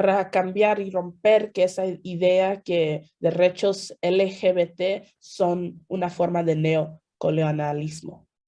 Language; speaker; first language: Spanish; non-native, fluent; English